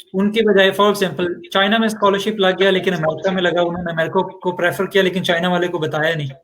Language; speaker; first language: Urdu; non-native, local second language; Punjabi